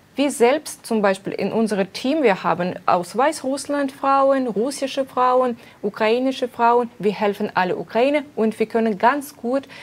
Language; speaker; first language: German; non-native, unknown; Russian